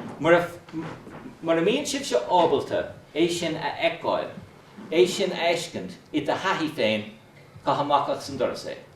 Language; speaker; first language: Irish; non-native, local second language; English